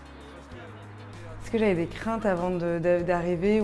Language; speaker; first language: French; native; French